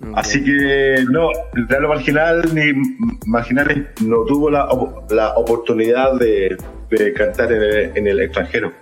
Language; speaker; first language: Spanish; native; Spanish